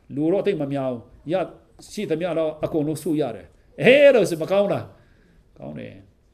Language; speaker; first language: Burmese; non-native, local second language; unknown